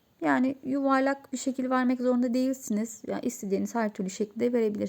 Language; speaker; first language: Turkish; native; Turkish